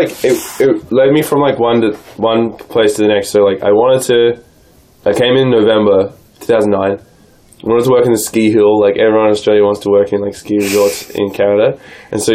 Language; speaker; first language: English; native; English